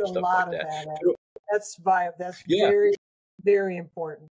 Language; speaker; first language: English; native; English